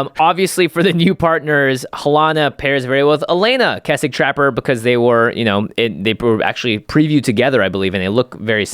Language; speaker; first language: English; native; English